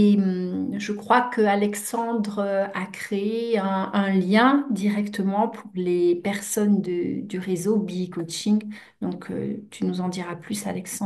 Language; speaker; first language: French; native; French